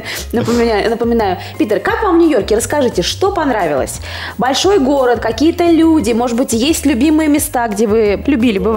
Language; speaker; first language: Russian; native; Russian